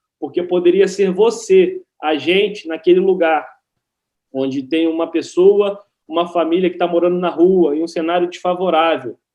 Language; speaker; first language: Portuguese; native; Portuguese